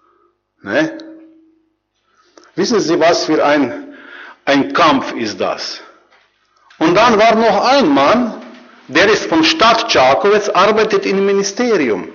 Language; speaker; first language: German; non-native, learner; Croatian